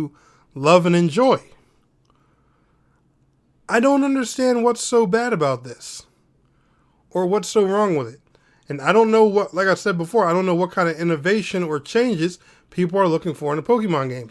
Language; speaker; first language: English; native; English